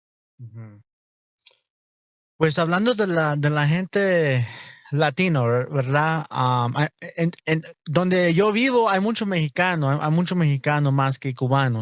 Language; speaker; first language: Spanish; non-native, learner; English